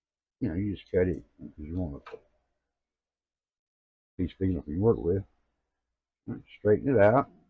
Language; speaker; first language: English; native; English